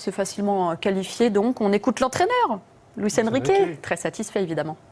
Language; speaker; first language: French; native; French